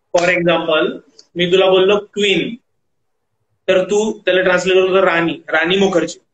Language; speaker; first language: Marathi; non-native, local second language; Punjabi